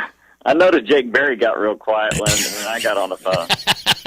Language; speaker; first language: English; native; English